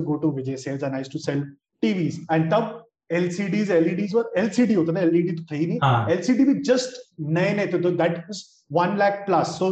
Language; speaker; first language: English; non-native, local second language; Hindi